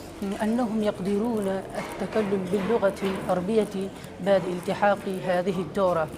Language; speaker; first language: Arabic; non-native, fluent; Urdu